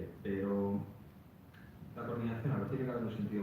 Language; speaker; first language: Spanish; native; Spanish